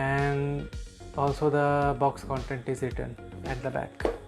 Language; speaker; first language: English; non-native, local second language; Hindi